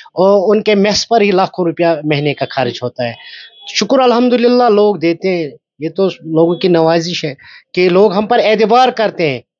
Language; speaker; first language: Hindi; non-native, local second language; Kashmiri